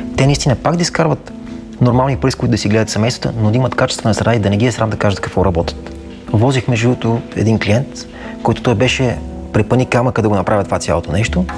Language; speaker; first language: Bulgarian; native; Bulgarian